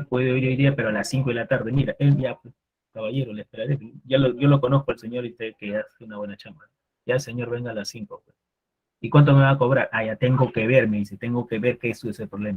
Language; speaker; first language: Spanish; native; Spanish